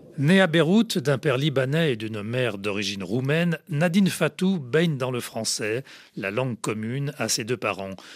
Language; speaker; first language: French; native; French